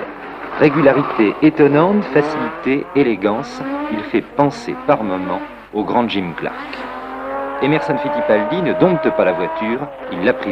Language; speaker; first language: French; native; French